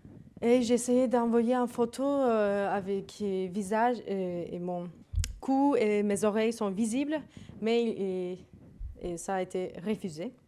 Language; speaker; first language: French; non-native, learner; Turkish